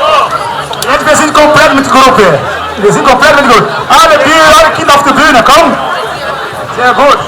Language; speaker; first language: German; non-native, learner; Portuguese